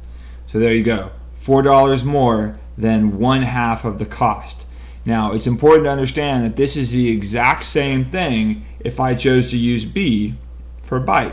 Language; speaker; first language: English; native; English